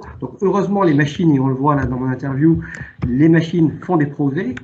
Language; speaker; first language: French; native; French